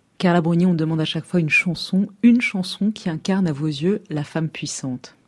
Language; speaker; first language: French; native; French